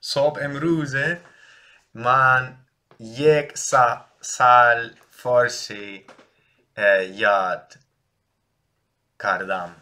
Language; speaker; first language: Persian; non-native, learner; Dutch